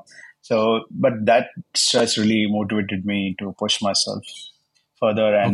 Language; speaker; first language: English; non-native, local second language; Hindi